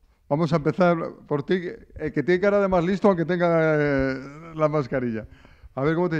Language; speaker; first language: Spanish; native; Spanish